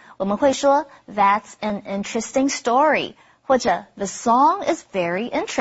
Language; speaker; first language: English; non-native, fluent; Chinese